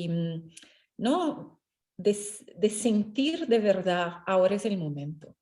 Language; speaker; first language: Spanish; non-native, fluent; Portuguese